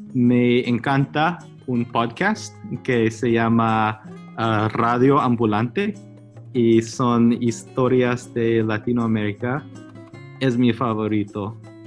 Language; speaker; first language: Spanish; non-native, fluent; Chinese